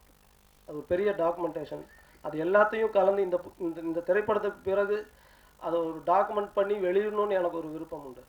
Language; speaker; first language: Tamil; native; Tamil